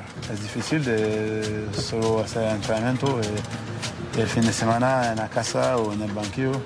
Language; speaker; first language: Spanish; non-native, learner; French